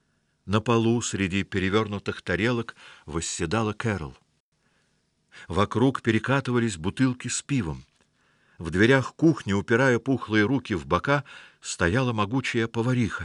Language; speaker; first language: Russian; native; Russian